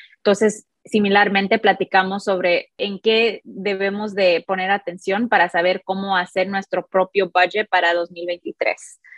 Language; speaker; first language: Spanish; early bilingual, heritage; Spanish